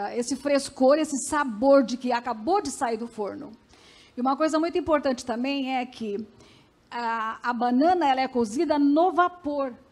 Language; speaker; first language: Portuguese; early bilingual, other home language; Macedonian